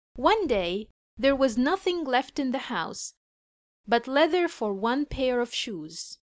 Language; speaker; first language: English; non-native, fluent; Arabic